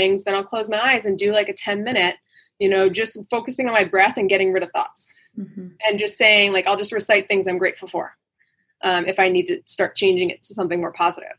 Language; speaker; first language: English; native; English